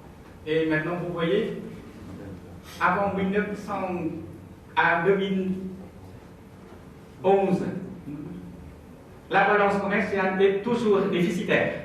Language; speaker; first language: French; non-native, fluent; Vietnamese